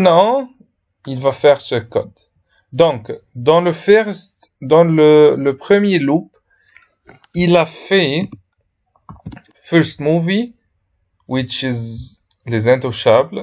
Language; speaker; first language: French; non-native, fluent; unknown